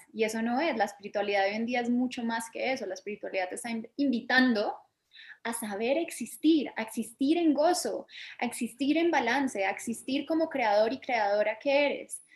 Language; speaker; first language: Spanish; early bilingual, other home language; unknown